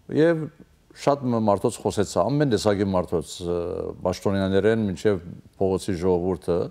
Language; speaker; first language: Armenian; early bilingual, heritage; Armenian